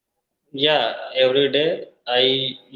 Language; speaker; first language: English; non-native, fluent; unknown